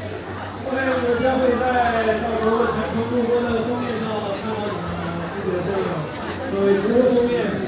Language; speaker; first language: Chinese; native; Chinese